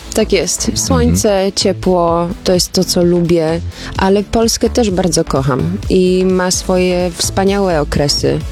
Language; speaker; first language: Polish; early bilingual, heritage; Polish